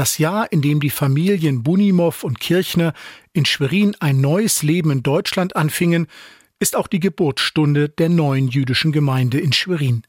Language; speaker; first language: German; native; German